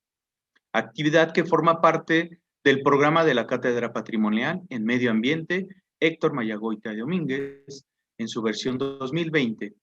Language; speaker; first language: Spanish; native; Spanish